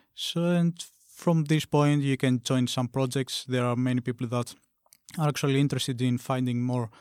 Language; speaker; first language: English; non-native, fluent; Greek